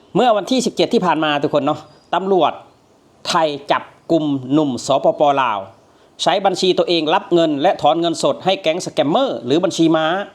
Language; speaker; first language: Thai; native; Thai